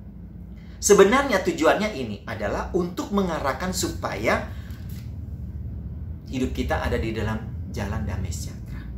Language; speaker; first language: Indonesian; native; Indonesian